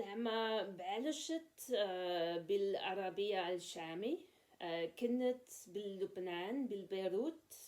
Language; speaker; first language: Arabic; non-native, learner; English